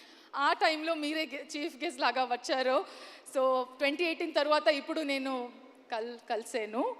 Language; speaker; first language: Telugu; non-native, learner; Kannada